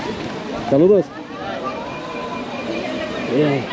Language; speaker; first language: Spanish; non-native, learner; English